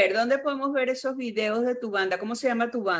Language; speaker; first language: Spanish; native; Spanish